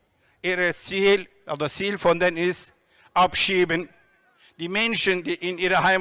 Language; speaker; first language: German; non-native, fluent; Turkish